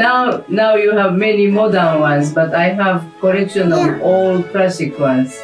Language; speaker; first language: English; non-native, fluent; Japanese